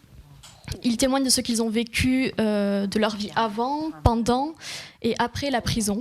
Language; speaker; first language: French; native; French